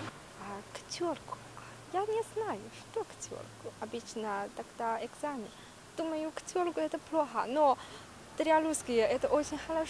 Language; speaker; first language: Russian; non-native, learner; Chinese